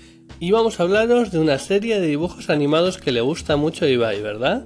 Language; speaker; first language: Spanish; native; Spanish